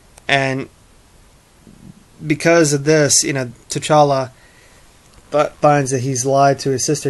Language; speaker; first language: English; native; English